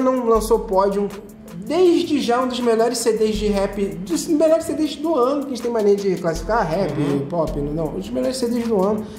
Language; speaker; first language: Portuguese; native; Portuguese